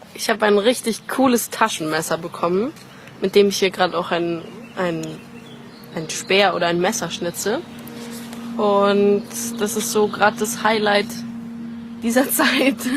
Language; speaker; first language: German; native; German